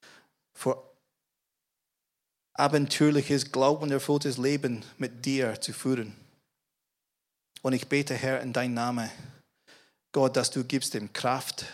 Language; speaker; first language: German; non-native, fluent; English